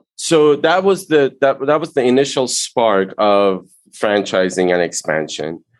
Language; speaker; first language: English; non-native, fluent; Persian